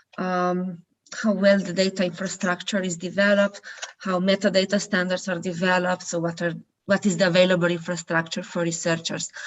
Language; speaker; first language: English; non-native, fluent; Slovenian